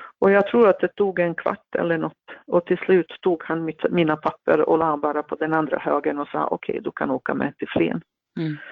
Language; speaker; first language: Swedish; non-native, fluent; Bosnian